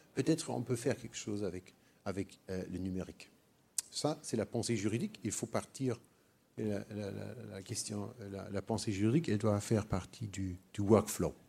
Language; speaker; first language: French; non-native, fluent; German